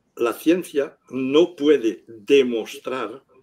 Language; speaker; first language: Spanish; non-native, local second language; Catalan